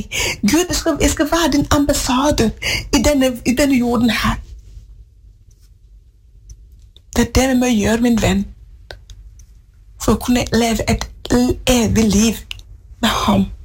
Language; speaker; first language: Norwegian; non-native, fluent; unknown